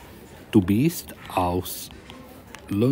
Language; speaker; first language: German; non-native, fluent; Persian